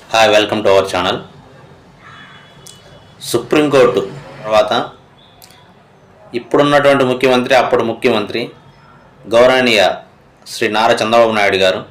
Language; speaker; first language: Telugu; native; Telugu